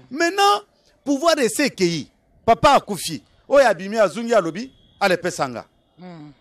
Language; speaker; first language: Lingala; non-native, local second language; Luba-Lulua